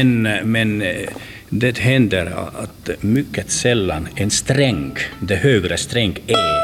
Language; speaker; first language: Swedish; non-native, learner; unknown